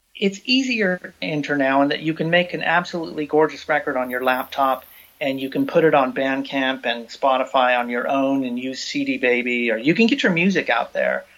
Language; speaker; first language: English; native; English